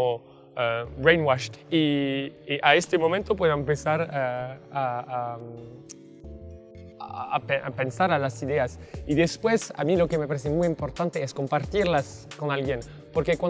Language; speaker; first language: Spanish; non-native, fluent; French